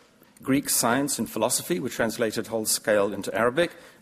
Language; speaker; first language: English; native; English